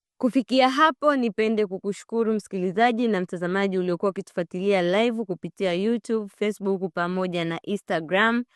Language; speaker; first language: Swahili; native; Swahili